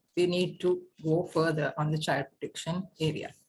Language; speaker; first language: English; non-native, local second language; Sinhala